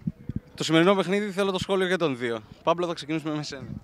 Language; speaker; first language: Greek; native; Greek